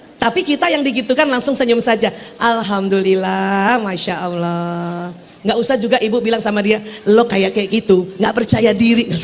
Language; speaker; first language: Indonesian; native; Indonesian